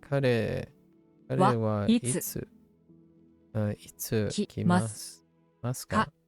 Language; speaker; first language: Japanese; non-native, learner; English